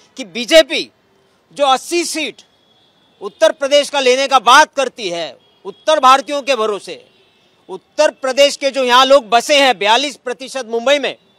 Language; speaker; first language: Hindi; native; Hindi